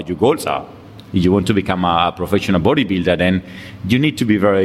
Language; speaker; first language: English; non-native, fluent; Spanish